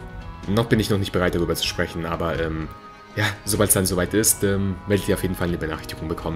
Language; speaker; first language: German; native; German